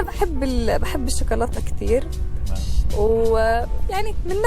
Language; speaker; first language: Arabic; native; Arabic